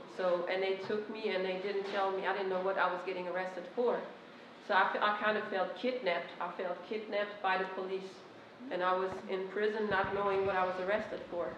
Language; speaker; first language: English; non-native, fluent; Persian